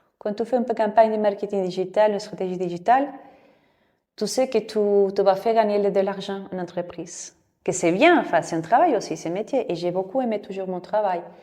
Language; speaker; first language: French; non-native, fluent; Spanish